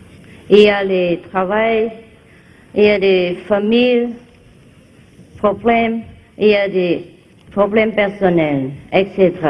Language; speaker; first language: French; non-native, fluent; Vietnamese